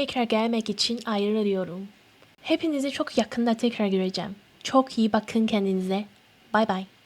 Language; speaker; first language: Turkish; non-native, fluent; Chinese